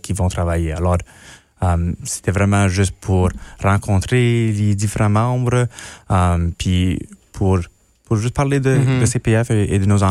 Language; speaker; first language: French; non-native, local second language; English